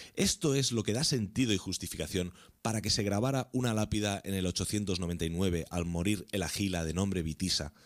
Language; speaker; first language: Spanish; non-native, local second language; Catalan